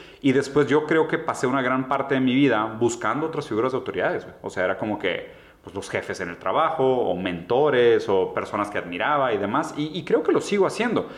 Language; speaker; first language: Spanish; early bilingual, other home language; Portuguese